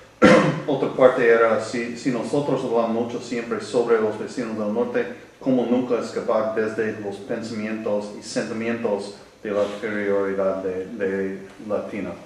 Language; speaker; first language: Spanish; non-native, learner; English